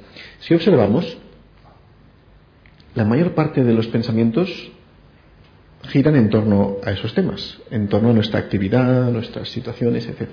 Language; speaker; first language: Spanish; native; Spanish